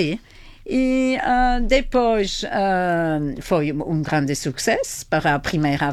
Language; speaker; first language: Portuguese; non-native, fluent; French